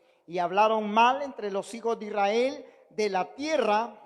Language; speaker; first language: Spanish; native; Spanish